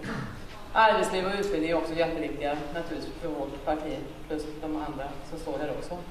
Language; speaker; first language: Swedish; native; Swedish